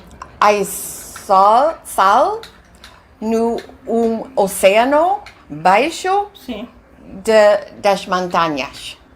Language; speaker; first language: Portuguese; non-native, learner; English